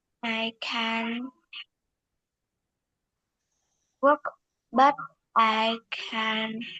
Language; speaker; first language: English; non-native, learner; Vietnamese